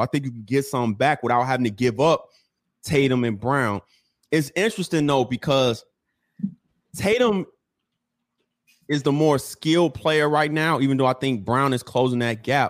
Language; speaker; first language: English; native; English